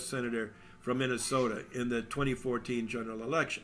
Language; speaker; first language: English; native; English